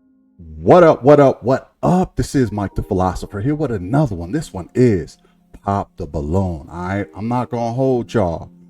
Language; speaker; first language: English; native; English